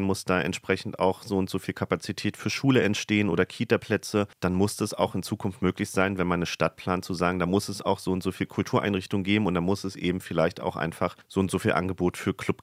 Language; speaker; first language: German; native; German